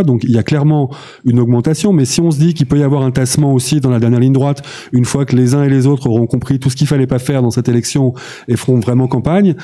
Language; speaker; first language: French; native; French